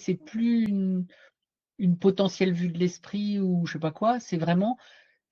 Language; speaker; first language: French; native; French